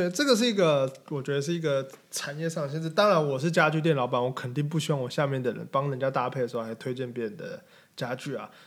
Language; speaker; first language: Chinese; native; Chinese